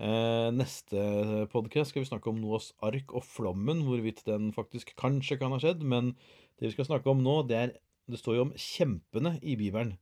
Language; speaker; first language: Norwegian; native; Norwegian